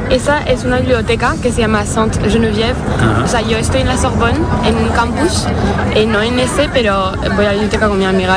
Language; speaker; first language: Spanish; non-native, fluent; French